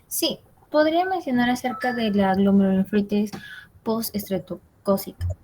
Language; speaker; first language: Spanish; native; Spanish